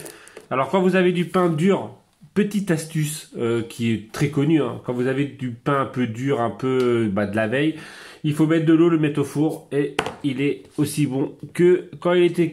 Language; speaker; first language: French; native; French